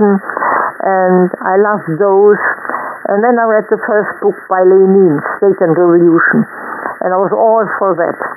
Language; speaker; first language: English; non-native, fluent; German